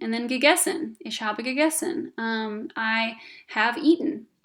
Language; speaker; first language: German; non-native, fluent; English